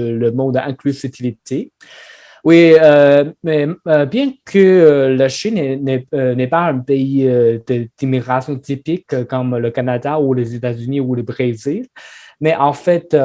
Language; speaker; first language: French; non-native, learner; Chinese